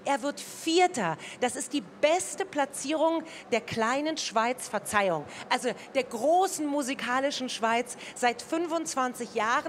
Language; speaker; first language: German; native; German